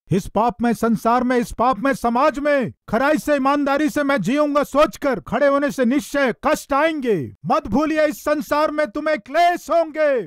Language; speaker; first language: Hindi; non-native, local second language; Telugu